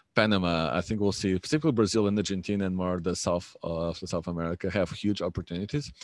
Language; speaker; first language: English; non-native, fluent; Portuguese